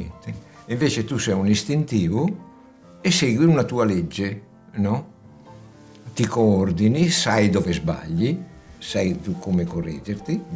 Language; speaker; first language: Italian; early bilingual, heritage; Spanish